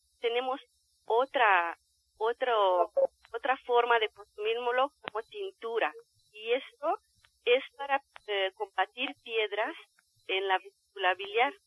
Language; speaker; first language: Spanish; non-native, fluent; Romanian